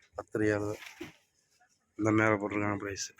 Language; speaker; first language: Tamil; native; Tamil